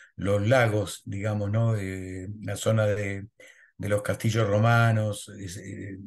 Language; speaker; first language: Spanish; native; Spanish